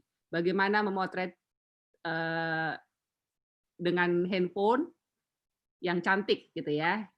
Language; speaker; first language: Indonesian; native; Indonesian